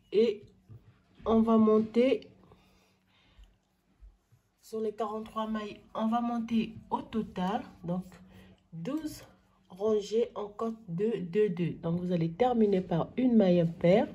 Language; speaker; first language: French; non-native, local second language; Arabic